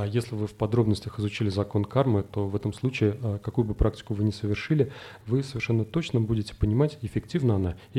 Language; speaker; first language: Russian; native; Russian